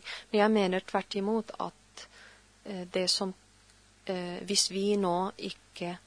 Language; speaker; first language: Norwegian; non-native, fluent; Arabic